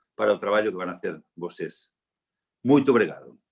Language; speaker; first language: Portuguese; non-native, learner; Spanish